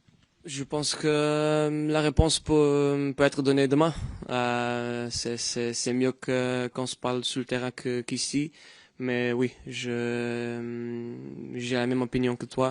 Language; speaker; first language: French; non-native, fluent; Portuguese